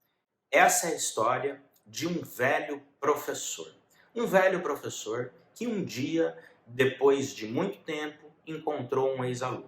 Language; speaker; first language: Portuguese; native; Portuguese